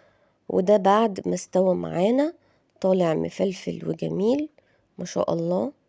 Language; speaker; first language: Arabic; native; Arabic